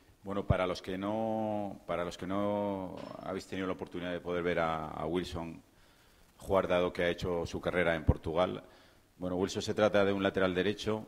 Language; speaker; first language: Spanish; native; Spanish